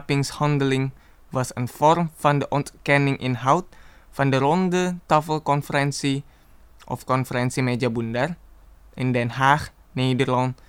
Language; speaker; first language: Dutch; non-native, fluent; Indonesian